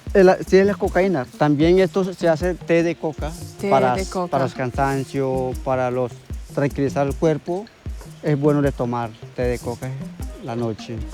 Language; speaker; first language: Spanish; non-native, local second language; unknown